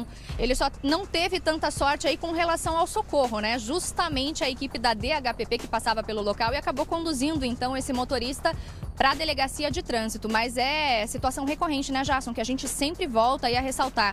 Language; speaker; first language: Portuguese; native; Portuguese